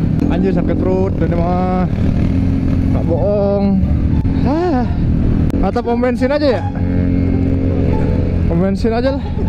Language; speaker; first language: Indonesian; native; Indonesian